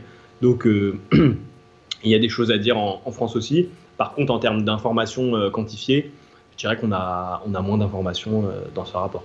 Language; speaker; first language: French; native; French